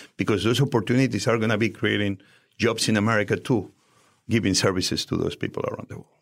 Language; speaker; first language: English; non-native, fluent; Spanish